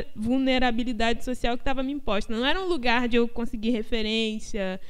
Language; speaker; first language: Portuguese; native; Portuguese